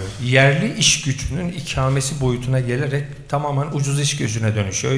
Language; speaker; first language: Turkish; native; Turkish